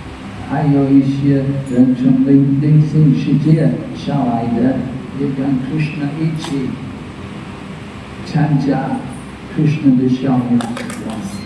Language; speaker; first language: Chinese; non-native, fluent; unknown